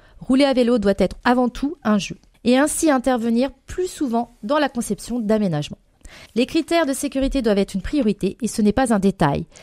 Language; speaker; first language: French; native; French